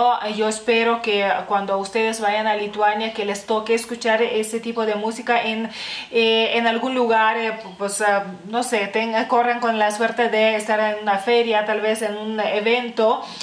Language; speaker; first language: Spanish; non-native, fluent; Lithuanian